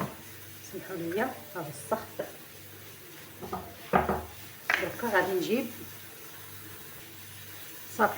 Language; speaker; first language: Arabic; native; Arabic